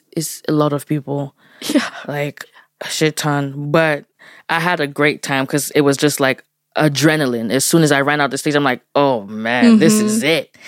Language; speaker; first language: English; early bilingual, other home language; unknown